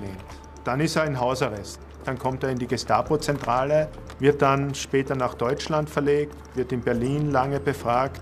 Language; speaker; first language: German; native; German